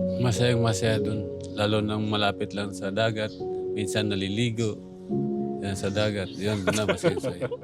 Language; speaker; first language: Filipino; non-native, local second language; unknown